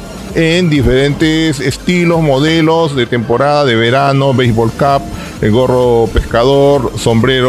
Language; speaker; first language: Spanish; native; Spanish